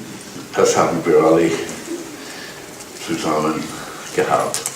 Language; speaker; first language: German; non-native, learner; English